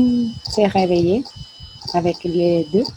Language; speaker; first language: French; non-native, learner; Spanish